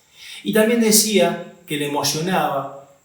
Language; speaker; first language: Spanish; native; Spanish